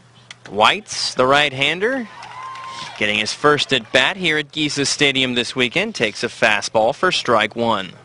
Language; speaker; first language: English; native; English